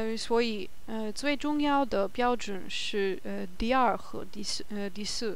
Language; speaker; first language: Chinese; non-native, learner; German